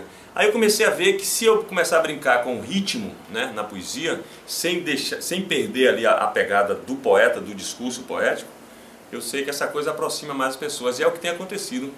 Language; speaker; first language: Portuguese; native; Portuguese